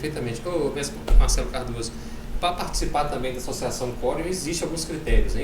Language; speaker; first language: Portuguese; native; Portuguese